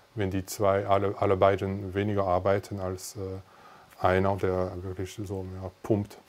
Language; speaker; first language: German; non-native, fluent; French